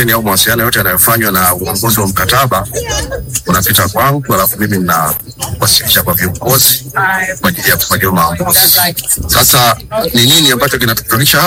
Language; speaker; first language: Swahili; native; Swahili